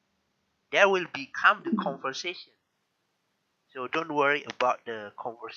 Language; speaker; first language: English; non-native, learner; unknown